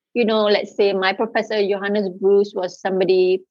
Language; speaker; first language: English; non-native, local second language; Malay